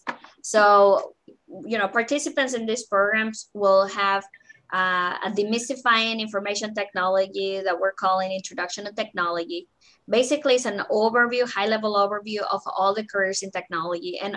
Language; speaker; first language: English; non-native, fluent; Spanish